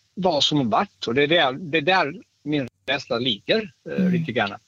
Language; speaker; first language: Swedish; non-native, fluent; Bosnian